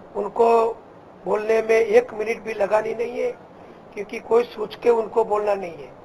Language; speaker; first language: Hindi; non-native, local second language; Gujarati